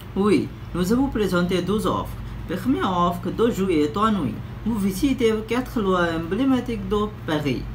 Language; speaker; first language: French; non-native, learner; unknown